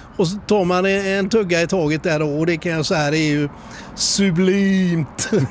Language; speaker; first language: Swedish; native; Swedish